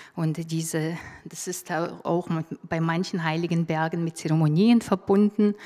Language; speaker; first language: German; non-native, fluent; Mongolian